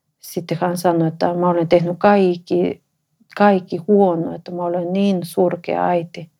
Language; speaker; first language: Finnish; non-native, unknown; Spanish